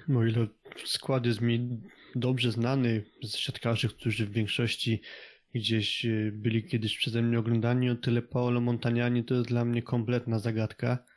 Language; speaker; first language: Polish; native; Polish